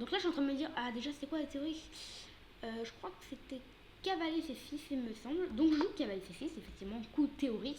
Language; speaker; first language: French; native; French